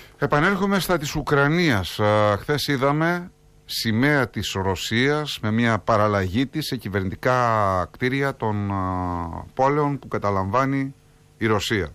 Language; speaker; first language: Greek; native; Greek